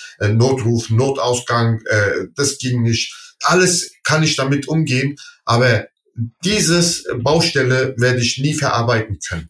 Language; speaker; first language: German; early bilingual, other home language; Turkish